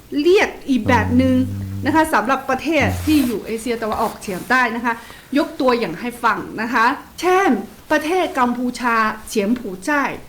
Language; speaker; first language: Thai; non-native, fluent; Chinese